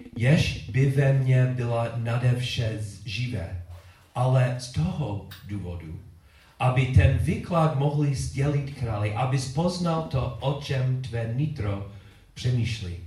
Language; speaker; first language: Czech; non-native, learner; English